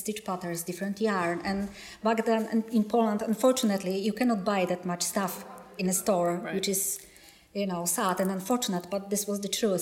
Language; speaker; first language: English; non-native, fluent; Polish